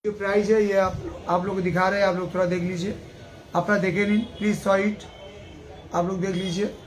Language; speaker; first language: Hindi; non-native, local second language; Bangla